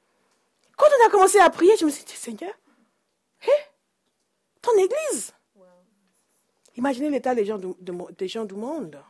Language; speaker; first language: French; non-native, fluent; English